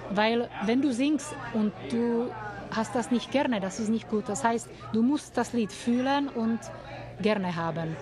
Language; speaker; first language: German; non-native, learner; Czech